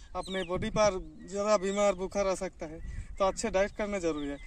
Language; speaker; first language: Hindi; non-native, local second language; Bangla